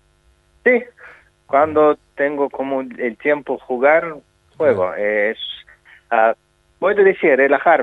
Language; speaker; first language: Spanish; non-native, fluent; Azerbaijani